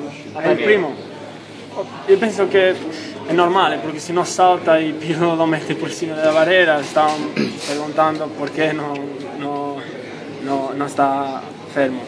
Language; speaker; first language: Italian; non-native, learner; Portuguese